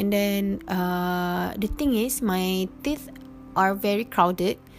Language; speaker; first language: English; non-native, local second language; Malay